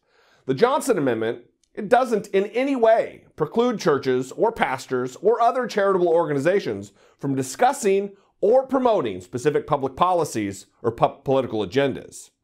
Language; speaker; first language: English; native; English